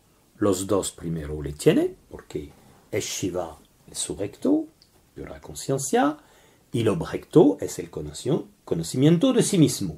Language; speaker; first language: Spanish; non-native, learner; French